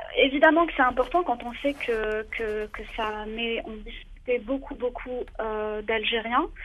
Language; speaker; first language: French; non-native, local second language; Arabic